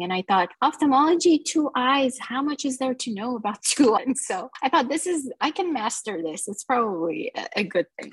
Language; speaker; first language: English; non-native, fluent; Persian